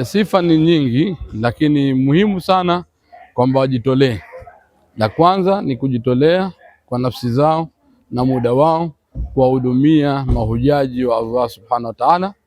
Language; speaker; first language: Swahili; native; Swahili